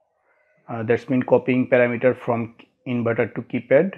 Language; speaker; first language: English; non-native, learner; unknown